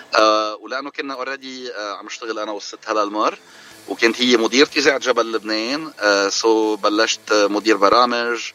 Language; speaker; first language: Arabic; native; Arabic